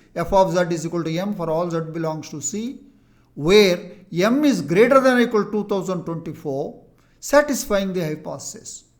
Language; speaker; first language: English; non-native, local second language; Telugu